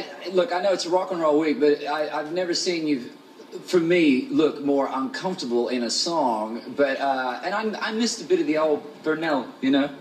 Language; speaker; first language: English; native; English